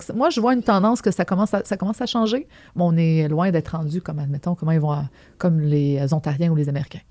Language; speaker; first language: French; native; French